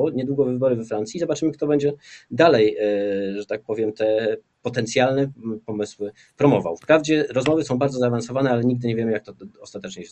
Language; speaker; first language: Polish; native; Polish